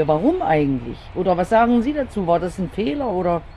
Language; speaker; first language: German; native; German